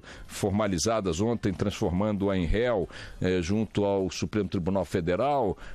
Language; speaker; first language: Portuguese; native; Portuguese